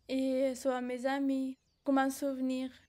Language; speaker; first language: French; non-native, learner; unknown